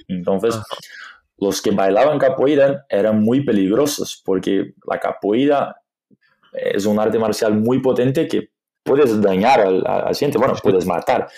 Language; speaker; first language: Spanish; non-native, fluent; Portuguese